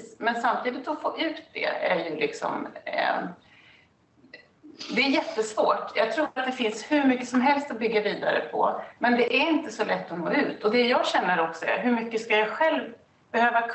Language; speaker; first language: Swedish; native; Swedish